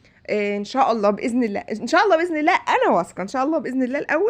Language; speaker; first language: Arabic; native; Arabic